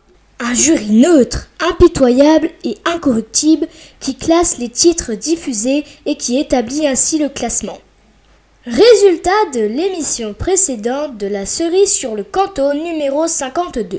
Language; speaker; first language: French; native; French